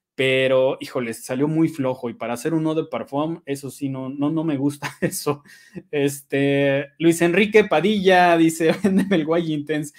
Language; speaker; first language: Spanish; native; Spanish